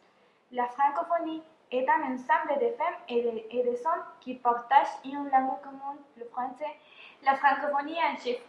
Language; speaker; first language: French; non-native, fluent; Spanish